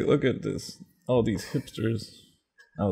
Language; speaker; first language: English; native; English